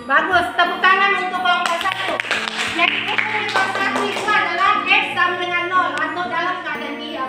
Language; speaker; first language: Indonesian; native; Indonesian